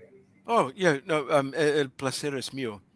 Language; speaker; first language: Spanish; non-native, learner; English